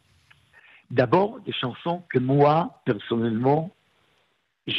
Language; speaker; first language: French; non-native, fluent; Hebrew